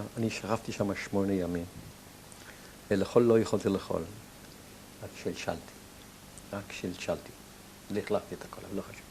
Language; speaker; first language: Hebrew; non-native, fluent; German